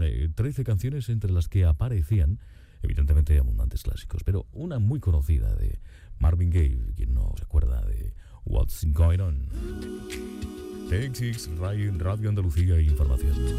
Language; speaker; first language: Spanish; native; Spanish